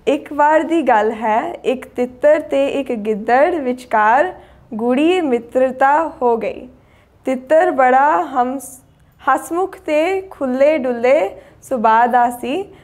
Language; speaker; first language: Punjabi; early bilingual, heritage; Punjabi